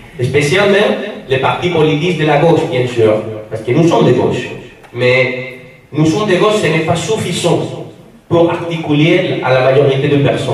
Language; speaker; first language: French; non-native, fluent; Spanish